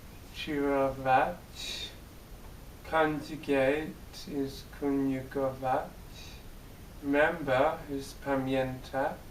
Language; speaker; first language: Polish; early bilingual, heritage; English